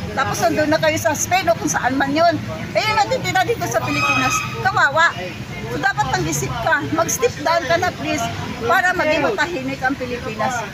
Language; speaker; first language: Filipino; non-native, local second language; Hiligaynon